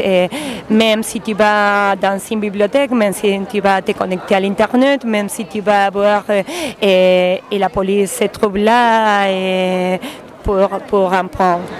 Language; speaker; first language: French; non-native, learner; Spanish